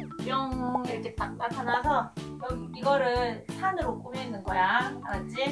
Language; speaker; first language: Korean; native; Korean